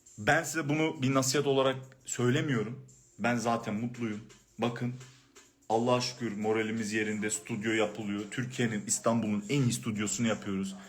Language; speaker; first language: Turkish; early bilingual, heritage; Turkish